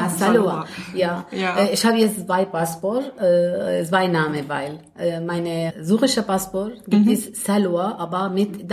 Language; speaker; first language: German; non-native, learner; Arabic